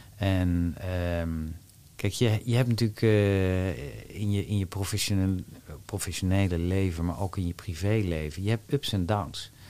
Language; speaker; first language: Dutch; native; Dutch